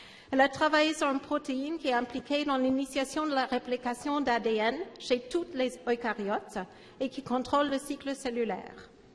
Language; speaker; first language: French; native; French